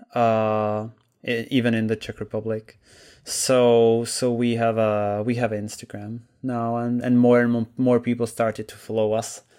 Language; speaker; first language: English; non-native, fluent; Czech